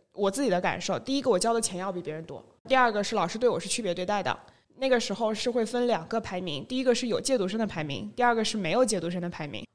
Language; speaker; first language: Chinese; native; Chinese